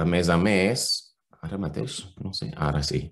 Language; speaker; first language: Catalan; non-native, fluent; English